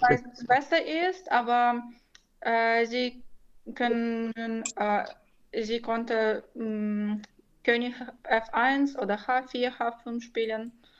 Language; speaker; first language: German; non-native, fluent; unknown